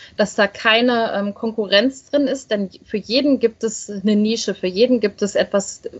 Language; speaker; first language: German; native; German